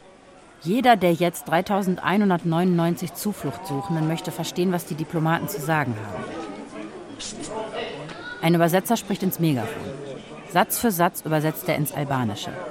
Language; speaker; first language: German; native; German